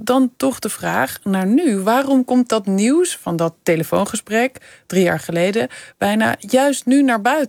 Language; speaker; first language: Dutch; native; Dutch